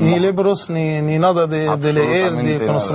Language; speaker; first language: Spanish; non-native, fluent; Arabic